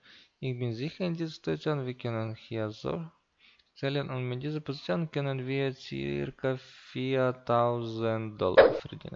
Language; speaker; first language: German; non-native, learner; Russian